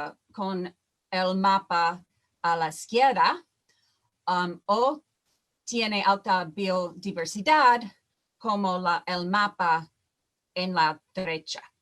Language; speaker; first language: Spanish; non-native, fluent; English